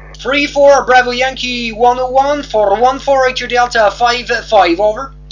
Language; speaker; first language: English; non-native, learner; French